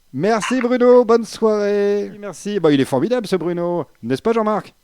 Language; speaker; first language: French; native; French